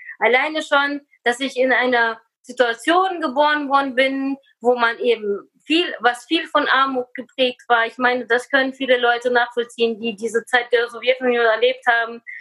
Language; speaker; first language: German; early bilingual, other home language; Russian